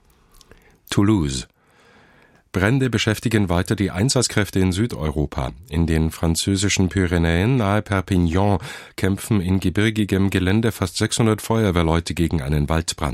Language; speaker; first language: German; native; German